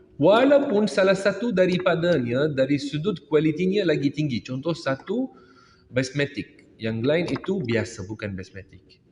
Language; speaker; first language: Malay; non-native, fluent; Arabic